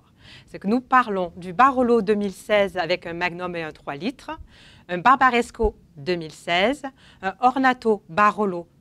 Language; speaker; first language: French; native; French